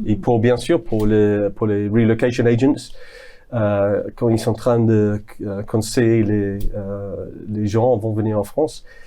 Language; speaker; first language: French; non-native, fluent; English